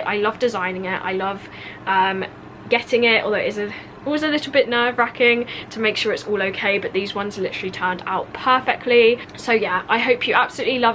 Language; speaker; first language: English; native; English